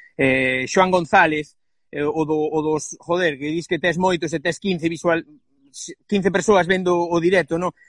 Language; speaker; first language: Galician; non-native, local second language; Spanish